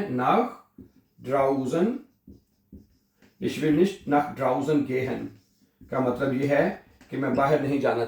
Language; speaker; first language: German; non-native, fluent; Urdu